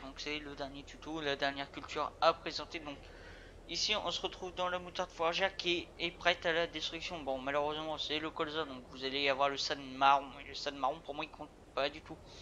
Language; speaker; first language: French; native; French